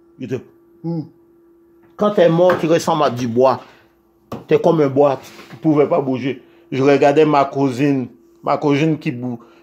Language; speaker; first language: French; non-native, local second language; Haitian Creole